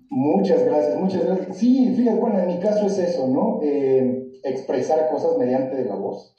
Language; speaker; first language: Spanish; native; Spanish